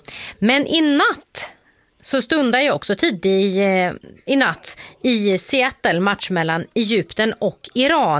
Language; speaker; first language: Swedish; native; Swedish